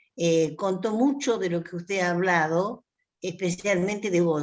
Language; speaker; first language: Spanish; native; Spanish